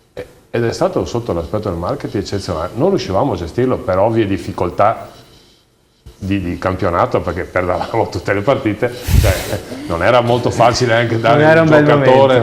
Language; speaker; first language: Italian; native; Italian